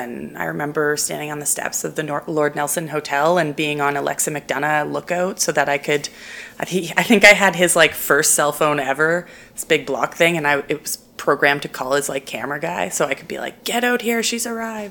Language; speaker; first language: English; native; English